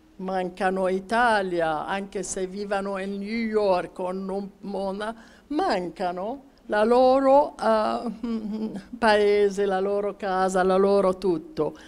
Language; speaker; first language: Italian; non-native, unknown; Arabic